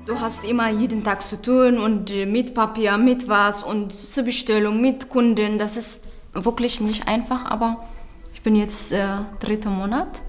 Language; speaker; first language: German; non-native, learner; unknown